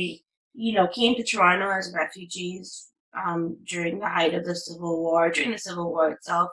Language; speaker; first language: English; native; English